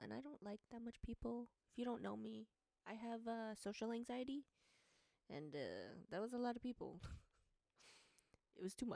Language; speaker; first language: English; native; English